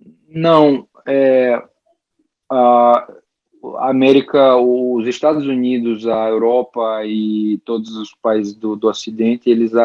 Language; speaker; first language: Portuguese; early bilingual, heritage; Portuguese